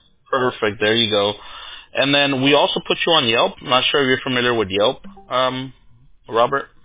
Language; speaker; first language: English; early bilingual, other home language; Spanish